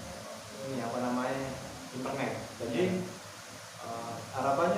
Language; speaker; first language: Indonesian; native; Indonesian